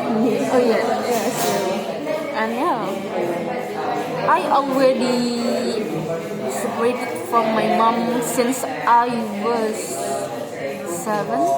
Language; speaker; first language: English; non-native, learner; Indonesian